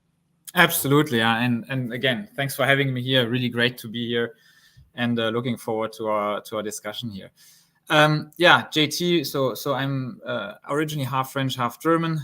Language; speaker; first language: English; non-native, fluent; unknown